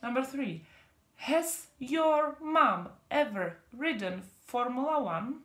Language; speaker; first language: English; non-native, fluent; Czech